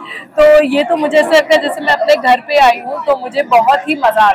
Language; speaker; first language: Hindi; native; Hindi